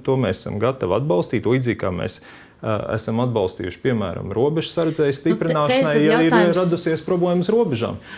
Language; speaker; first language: Latvian; native; Latvian